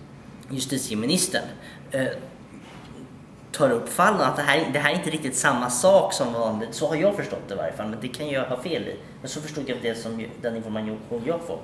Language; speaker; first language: Swedish; native; Swedish